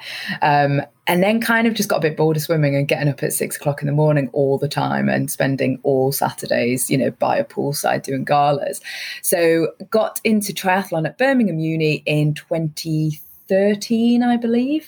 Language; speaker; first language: English; native; English